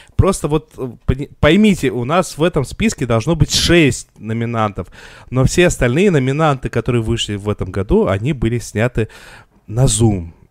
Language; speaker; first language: Russian; native; Russian